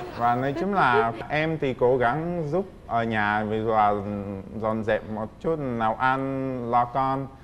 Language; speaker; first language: Vietnamese; non-native, fluent; Czech